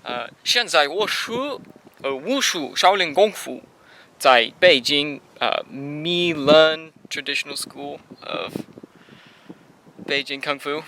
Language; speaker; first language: Chinese; non-native, learner; English